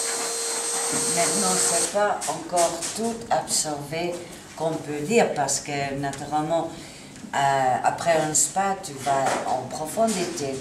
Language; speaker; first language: French; non-native, learner; Italian